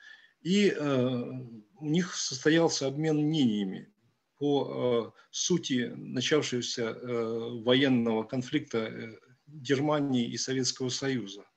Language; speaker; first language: Russian; native; Russian